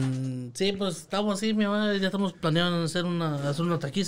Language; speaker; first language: Spanish; native; Spanish